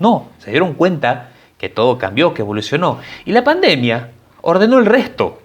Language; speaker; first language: Spanish; native; Spanish